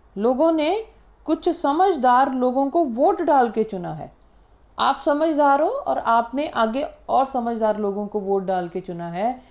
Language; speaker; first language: Hindi; non-native, local second language; Punjabi